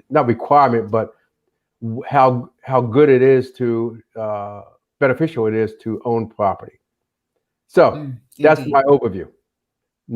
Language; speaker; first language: English; native; English